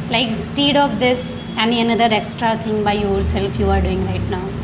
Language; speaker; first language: English; non-native, learner; Hindi